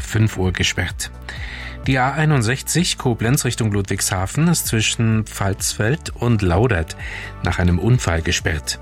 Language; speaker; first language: German; native; German